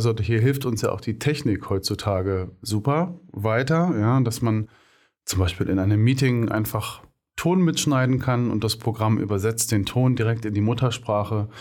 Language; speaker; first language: German; native; German